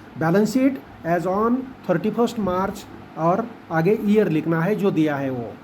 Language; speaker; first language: Hindi; non-native, local second language; Marathi